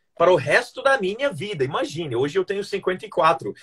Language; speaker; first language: Portuguese; non-native, fluent; English